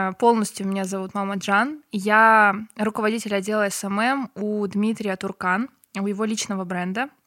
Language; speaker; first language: Russian; non-native, local second language; Turkmen